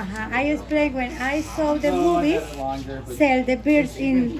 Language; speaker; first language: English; non-native, learner; Spanish